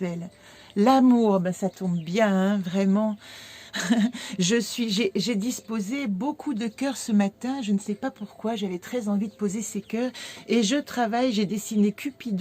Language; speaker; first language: French; native; French